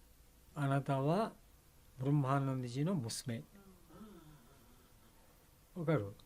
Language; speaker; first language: Japanese; non-native, learner; Bangla